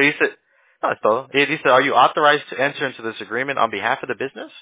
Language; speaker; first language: English; early bilingual, other home language; Spanish